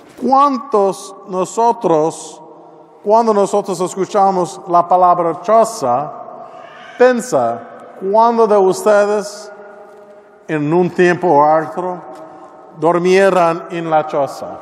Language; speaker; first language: Spanish; non-native, learner; English